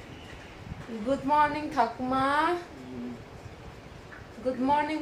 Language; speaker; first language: Hindi; non-native, local second language; Bangla